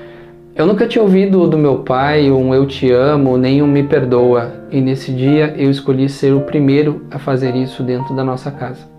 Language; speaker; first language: Portuguese; native; Portuguese